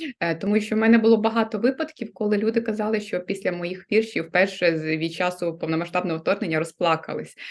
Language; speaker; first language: Ukrainian; non-native, local second language; Russian